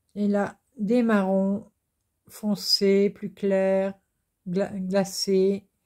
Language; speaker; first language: French; native; French